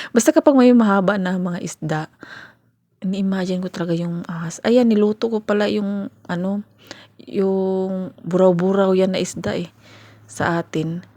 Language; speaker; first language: Filipino; non-native, local second language; Cebuano